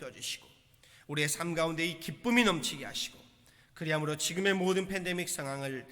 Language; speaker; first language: Korean; native; Korean